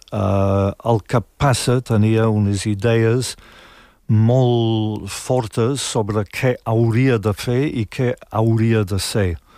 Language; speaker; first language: Catalan; non-native, fluent; English